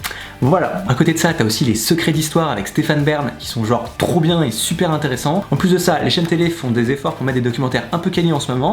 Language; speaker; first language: French; native; French